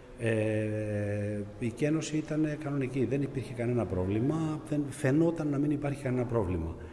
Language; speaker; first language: Greek; native; Greek